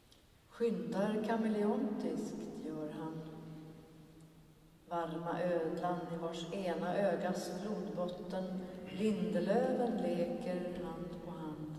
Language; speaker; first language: Swedish; native; Swedish